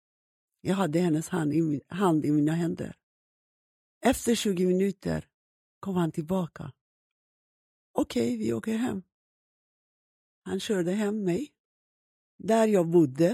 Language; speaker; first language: Swedish; non-native, fluent; Persian